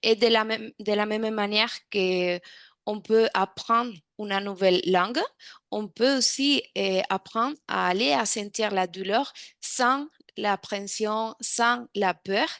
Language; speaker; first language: French; non-native, fluent; Spanish